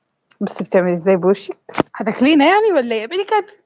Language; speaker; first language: Arabic; native; Arabic